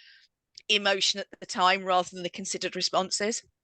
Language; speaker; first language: English; native; English